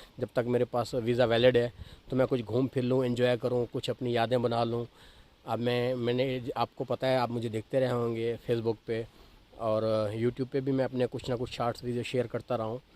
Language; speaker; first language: Urdu; non-native, local second language; Saraiki